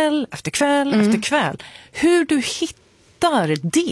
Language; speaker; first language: Swedish; native; Swedish